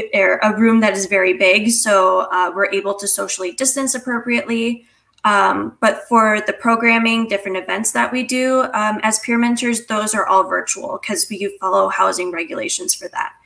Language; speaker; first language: English; native; English